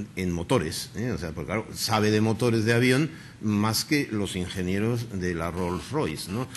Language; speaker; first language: Spanish; native; Spanish